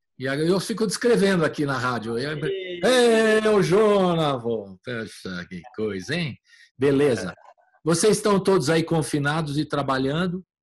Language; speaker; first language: Portuguese; native; Portuguese